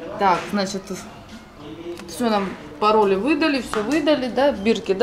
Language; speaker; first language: Russian; native; Russian